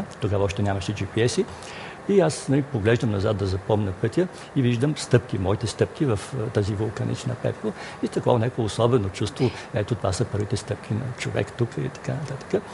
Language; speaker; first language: Bulgarian; native; Bulgarian